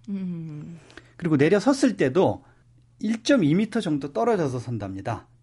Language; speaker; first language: Korean; native; Korean